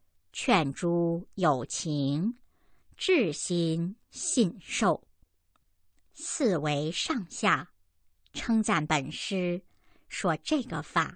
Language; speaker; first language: Chinese; native; Chinese